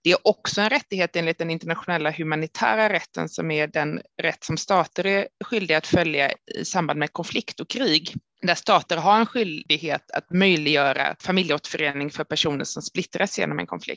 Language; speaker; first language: Swedish; native; Swedish